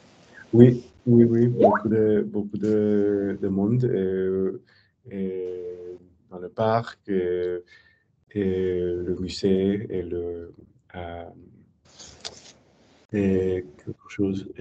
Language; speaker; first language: French; non-native, learner; English